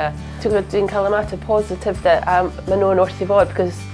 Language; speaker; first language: Welsh; non-native, learner; English